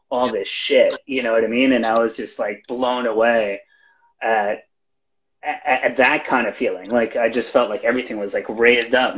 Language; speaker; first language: English; native; English